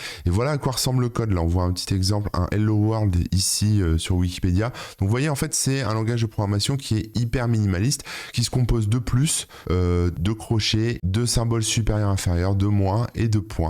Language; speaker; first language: French; native; French